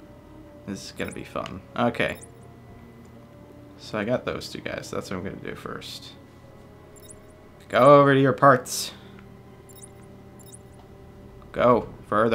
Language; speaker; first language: English; native; English